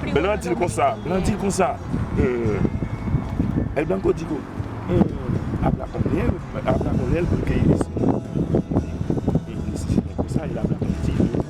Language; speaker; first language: Spanish; non-native, learner; Haitian Creole